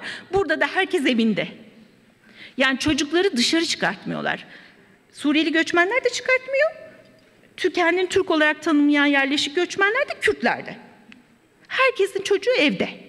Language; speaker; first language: Turkish; native; Turkish